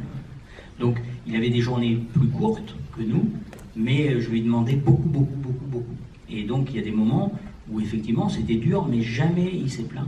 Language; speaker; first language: French; native; French